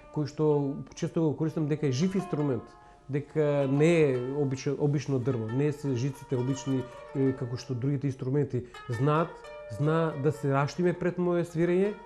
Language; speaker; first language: Macedonian; non-native, local second language; Turkish